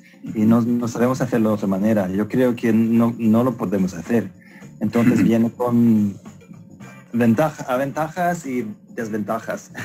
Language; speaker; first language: Spanish; non-native, fluent; Swedish